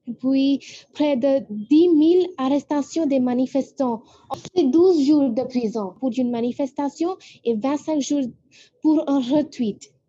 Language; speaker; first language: French; non-native, fluent; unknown